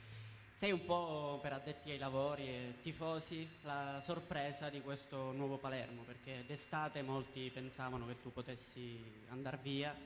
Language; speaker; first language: Italian; native; Italian